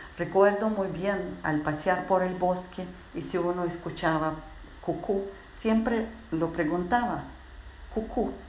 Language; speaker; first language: Spanish; non-native, fluent; Russian